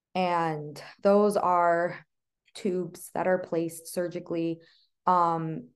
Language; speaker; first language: English; native; English